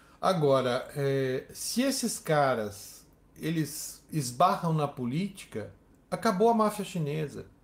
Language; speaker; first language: Portuguese; native; Portuguese